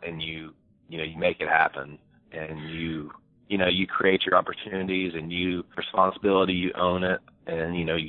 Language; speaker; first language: English; native; English